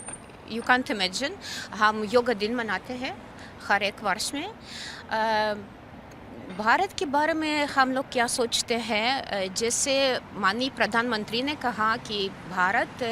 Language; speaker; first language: Hindi; non-native, fluent; Ukrainian